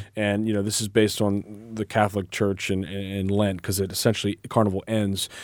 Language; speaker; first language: English; native; English